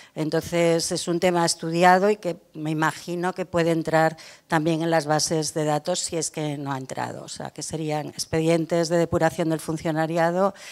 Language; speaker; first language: Spanish; native; Spanish